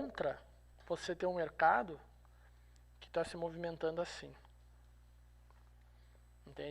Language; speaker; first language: Portuguese; native; Portuguese